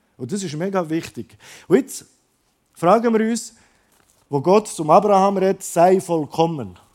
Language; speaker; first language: German; early bilingual, other home language; Croatian